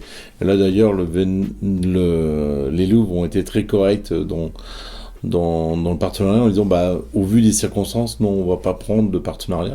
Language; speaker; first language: French; native; French